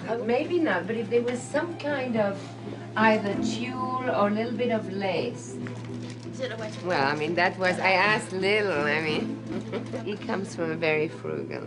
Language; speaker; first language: English; non-native, fluent; French